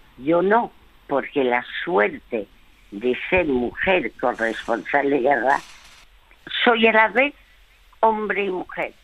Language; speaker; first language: Spanish; early bilingual, other home language; French